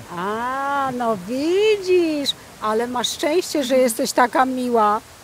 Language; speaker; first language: Polish; native; Polish